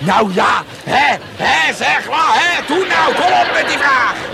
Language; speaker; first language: Dutch; native; Dutch